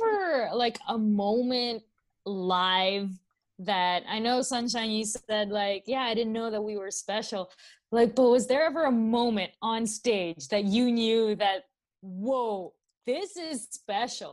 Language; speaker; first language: English; non-native, local second language; Filipino